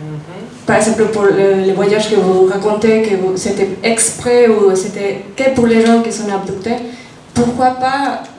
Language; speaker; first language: French; non-native, fluent; Spanish